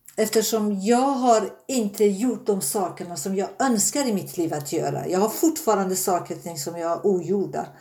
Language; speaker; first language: Swedish; non-native, fluent; Persian